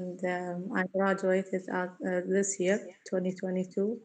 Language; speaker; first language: English; non-native, learner; Arabic